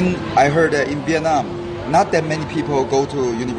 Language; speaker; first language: English; non-native, learner; Korean